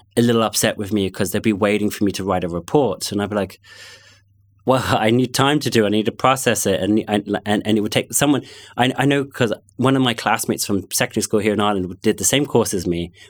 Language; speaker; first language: English; native; English